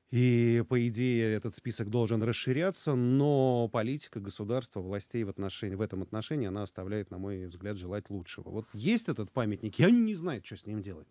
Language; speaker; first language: Russian; native; Russian